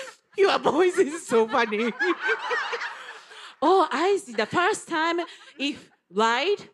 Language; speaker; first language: English; non-native, learner; Japanese